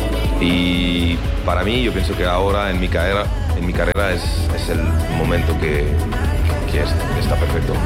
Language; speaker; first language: Spanish; non-native, learner; French